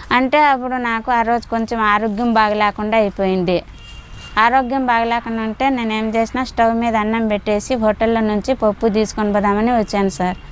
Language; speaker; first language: Telugu; native; Telugu